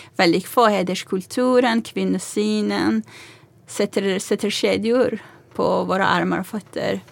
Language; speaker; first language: Swedish; non-native, fluent; Persian